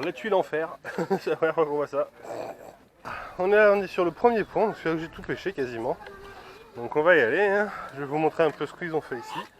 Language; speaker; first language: French; native; French